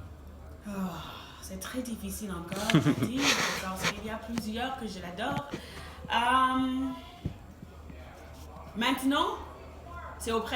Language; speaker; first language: French; non-native, fluent; English